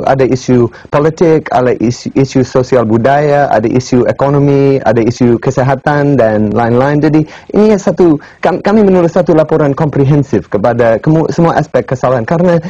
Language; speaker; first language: Indonesian; non-native, fluent; English